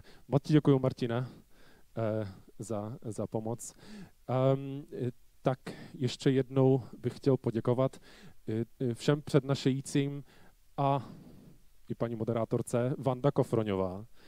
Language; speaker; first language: Czech; non-native, fluent; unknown